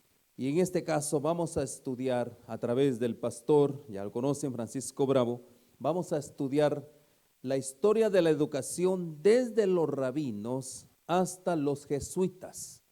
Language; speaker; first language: Spanish; native; Spanish